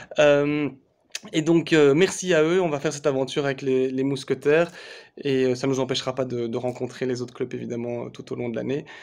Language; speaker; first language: French; native; French